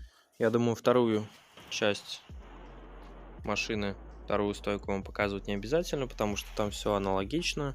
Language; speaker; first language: Russian; native; Russian